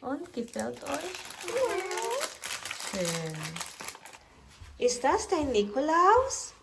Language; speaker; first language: German; non-native, fluent; Filipino